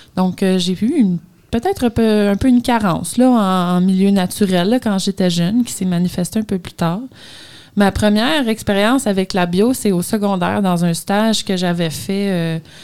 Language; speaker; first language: French; native; French